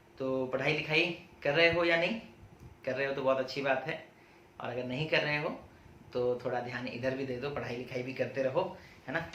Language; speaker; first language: Hindi; non-native, local second language; Odia